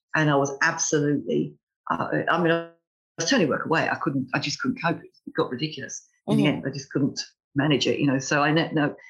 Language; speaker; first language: English; native; English